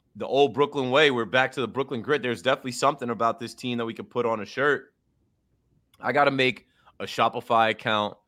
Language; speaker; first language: English; native; English